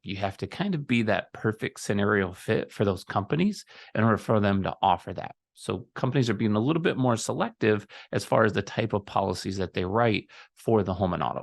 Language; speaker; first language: English; native; English